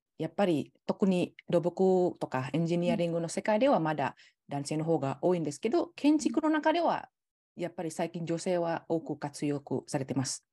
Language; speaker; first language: Japanese; non-native, fluent; Indonesian